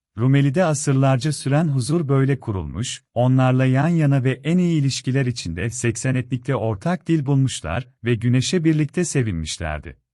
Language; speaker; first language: Turkish; native; Turkish